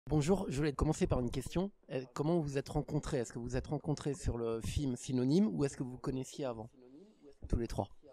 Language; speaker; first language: French; native; French